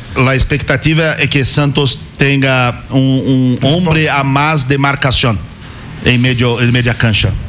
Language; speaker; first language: Spanish; non-native, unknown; Portuguese